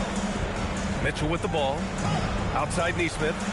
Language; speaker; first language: English; native; English